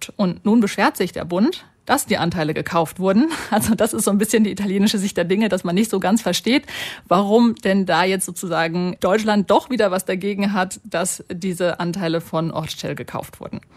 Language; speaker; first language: German; native; German